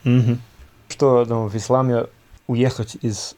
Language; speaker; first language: Russian; non-native, learner; English